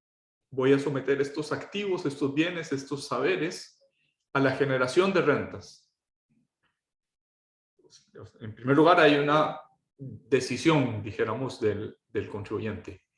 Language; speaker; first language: Spanish; native; Spanish